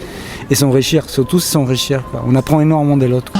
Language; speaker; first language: French; non-native, fluent; Spanish